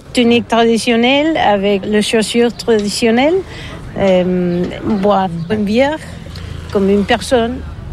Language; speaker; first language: French; non-native, learner; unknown